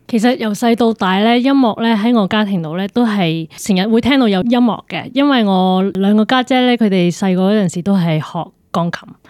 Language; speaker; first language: Cantonese; early bilingual, heritage; Cantonese